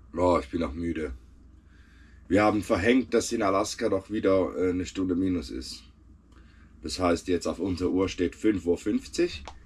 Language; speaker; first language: German; early bilingual, other home language; Portuguese